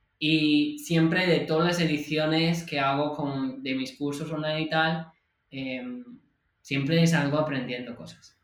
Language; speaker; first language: Spanish; non-native, fluent; English